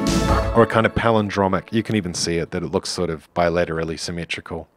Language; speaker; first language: English; native; English